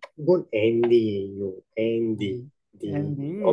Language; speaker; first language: Korean; non-native, learner; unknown